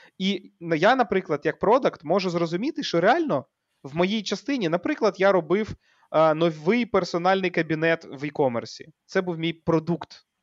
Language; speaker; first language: Ukrainian; native; Ukrainian